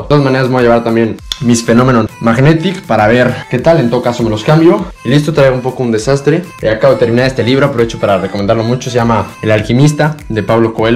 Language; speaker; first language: Spanish; native; Spanish